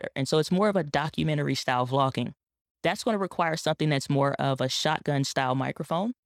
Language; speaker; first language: English; native; English